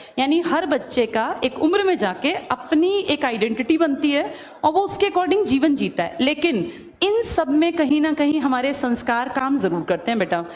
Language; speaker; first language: Hindi; native; Hindi